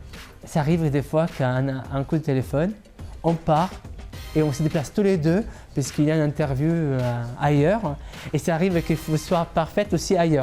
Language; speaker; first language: French; non-native, fluent; Italian